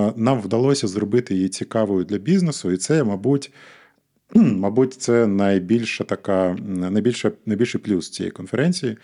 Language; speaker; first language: Ukrainian; non-native, local second language; Russian